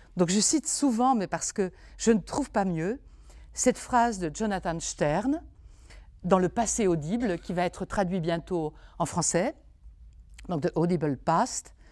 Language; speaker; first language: French; native; French